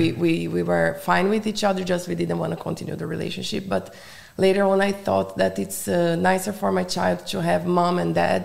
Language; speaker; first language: English; non-native, fluent; Portuguese